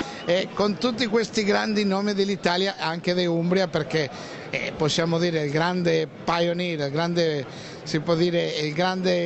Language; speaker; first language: Italian; non-native, fluent; Spanish